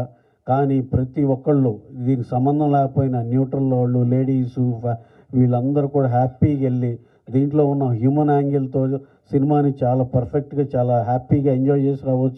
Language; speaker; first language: Telugu; native; Telugu